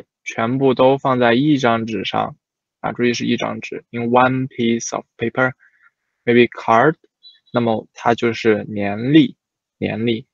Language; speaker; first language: Chinese; native; Chinese